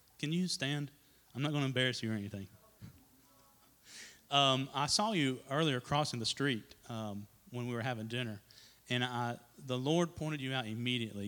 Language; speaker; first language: English; native; English